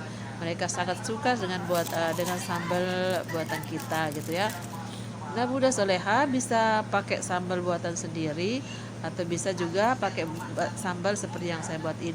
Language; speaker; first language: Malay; non-native, local second language; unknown